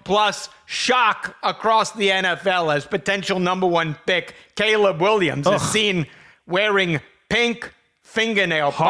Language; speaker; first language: English; native; English